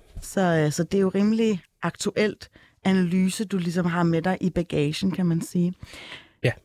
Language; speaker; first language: Danish; native; Danish